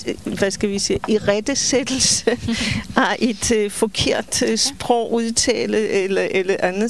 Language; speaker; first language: Danish; non-native, fluent; Polish